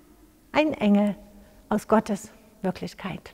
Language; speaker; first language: German; native; German